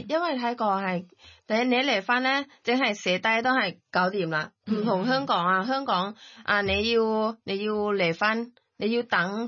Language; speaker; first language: Cantonese; non-native, fluent; Thai